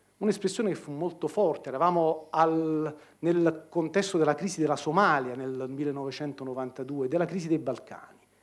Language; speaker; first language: Italian; native; Italian